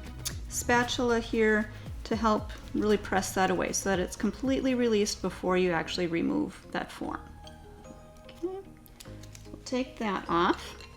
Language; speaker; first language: English; native; English